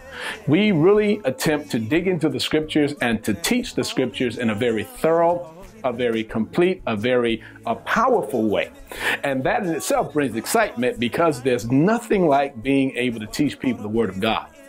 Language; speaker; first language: English; native; English